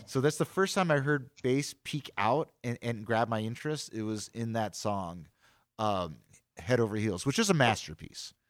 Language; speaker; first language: English; native; English